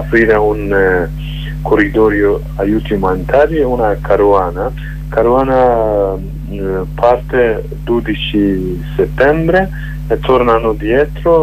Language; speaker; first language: Italian; non-native, learner; Kurdish